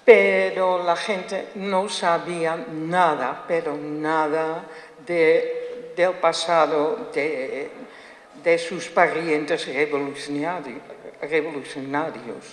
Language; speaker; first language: Spanish; non-native, fluent; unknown